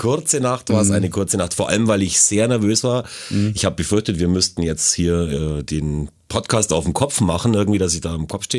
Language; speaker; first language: German; native; German